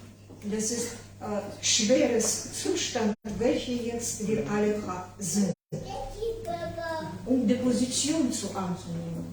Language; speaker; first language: German; non-native, learner; Ukrainian